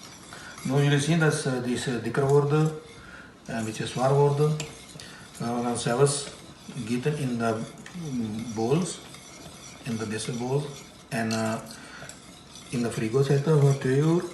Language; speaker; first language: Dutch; non-native, learner; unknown